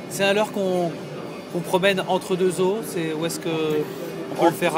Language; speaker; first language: French; native; French